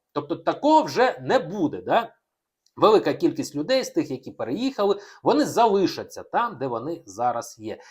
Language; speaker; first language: Ukrainian; non-native, local second language; Russian